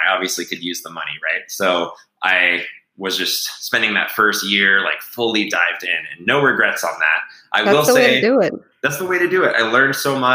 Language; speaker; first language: English; native; English